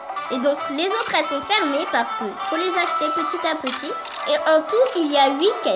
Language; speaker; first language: French; native; French